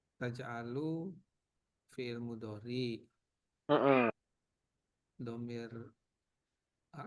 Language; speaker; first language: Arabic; non-native, learner; Indonesian